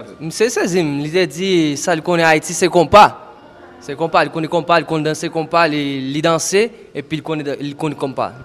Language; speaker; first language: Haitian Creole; non-native, fluent; Portuguese